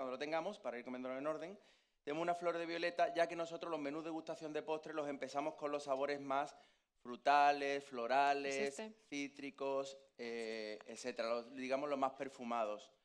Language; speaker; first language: Spanish; native; Spanish